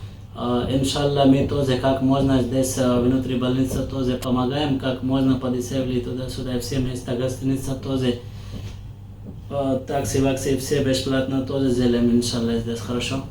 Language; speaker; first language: Russian; non-native, learner; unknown